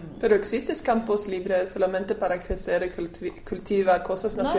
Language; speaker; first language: Spanish; non-native, learner; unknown